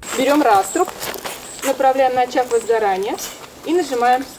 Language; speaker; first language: Russian; native; Russian